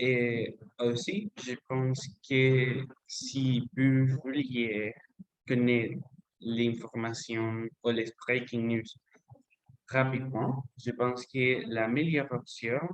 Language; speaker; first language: French; non-native, learner; Spanish